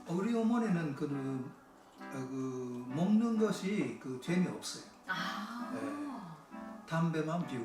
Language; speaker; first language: Korean; early bilingual, heritage; Japanese